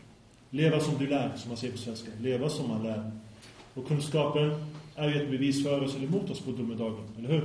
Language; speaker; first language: Swedish; early bilingual, other home language; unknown